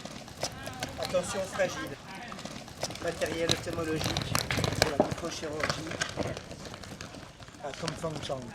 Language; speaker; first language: French; native; French